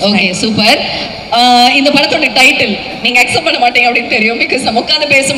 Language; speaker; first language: Tamil; native; Tamil